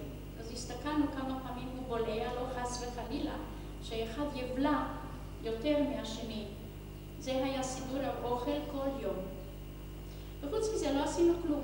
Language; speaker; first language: Hebrew; non-native, fluent; Hungarian